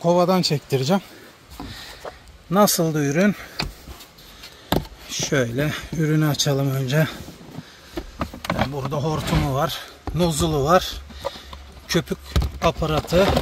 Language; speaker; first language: Turkish; native; Turkish